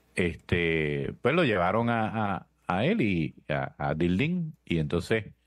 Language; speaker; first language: Spanish; native; Spanish